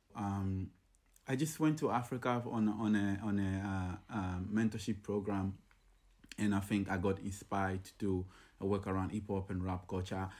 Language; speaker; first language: English; non-native, local second language; Ga